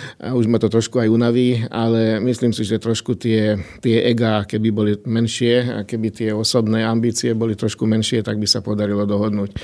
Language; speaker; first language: Slovak; non-native, local second language; Hungarian